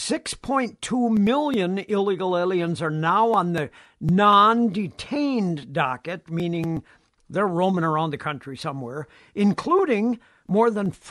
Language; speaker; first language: English; native; English